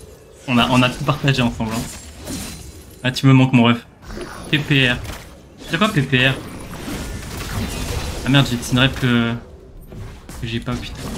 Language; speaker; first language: French; native; French